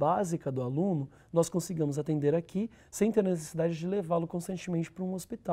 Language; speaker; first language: Portuguese; native; Portuguese